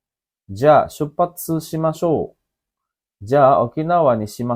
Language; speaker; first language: Japanese; non-native, fluent; Indonesian